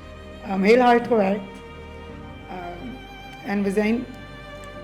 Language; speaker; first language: Dutch; non-native, local second language; Papiamento